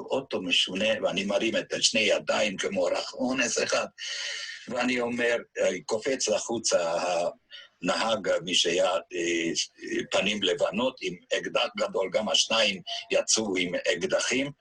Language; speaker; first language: Hebrew; non-native, fluent; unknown